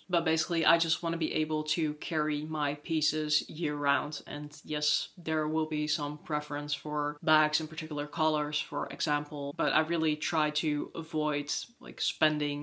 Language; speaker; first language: English; non-native, fluent; Dutch